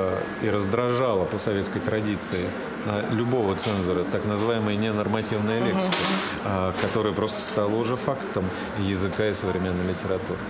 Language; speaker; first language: Russian; native; Russian